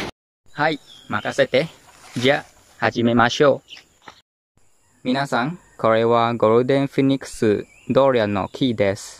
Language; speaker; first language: Japanese; non-native, learner; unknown